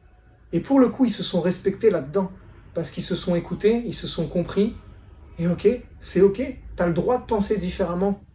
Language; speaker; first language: French; native; French